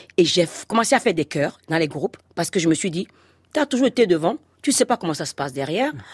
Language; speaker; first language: French; non-native, local second language; Fon